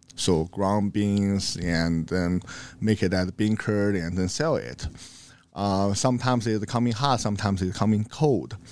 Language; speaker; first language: English; non-native, learner; Chinese